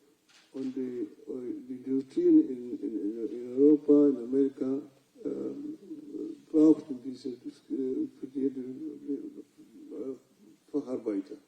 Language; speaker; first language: German; non-native, fluent; Luo (Kenya and Tanzania)